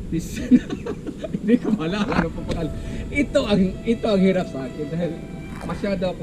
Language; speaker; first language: Filipino; non-native, local second language; Cebuano